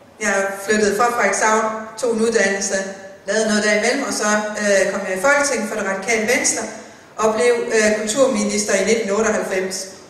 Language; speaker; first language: Danish; native; Danish